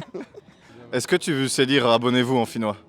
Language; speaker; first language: French; native; French